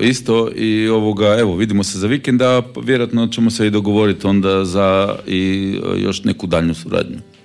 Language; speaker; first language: Serbian; native; Serbian